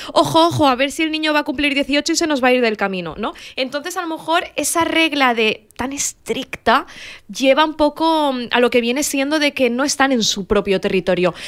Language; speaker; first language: Spanish; early bilingual, other home language; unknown